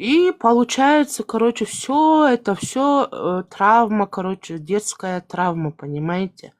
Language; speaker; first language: Russian; non-native, local second language; Kazakh